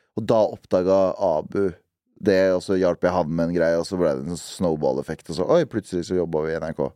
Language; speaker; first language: Norwegian; early bilingual, other home language; Central Kurdish